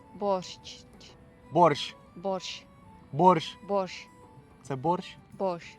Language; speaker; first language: Ukrainian; non-native, learner; Czech